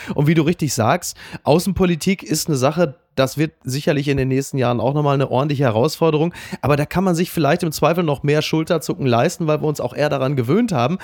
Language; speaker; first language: German; native; German